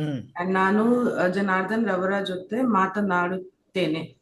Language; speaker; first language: Kannada; non-native, learner; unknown